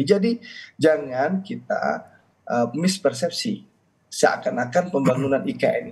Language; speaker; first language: Indonesian; native; Indonesian